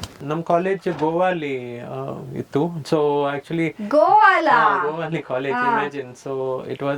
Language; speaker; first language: Kannada; non-native, learner; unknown